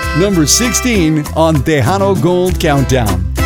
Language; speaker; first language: English; early bilingual, other home language; Spanish